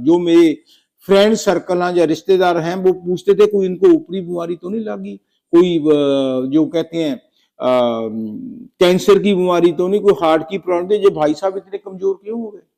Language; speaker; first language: Hindi; native; Hindi